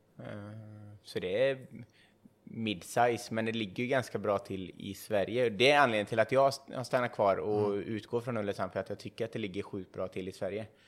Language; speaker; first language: Swedish; native; Swedish